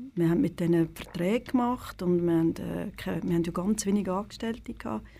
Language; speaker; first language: German; native; German